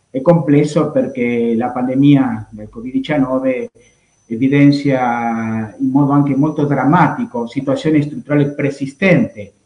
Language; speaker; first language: Italian; non-native, fluent; Spanish